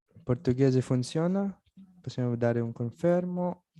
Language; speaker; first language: Italian; non-native, fluent; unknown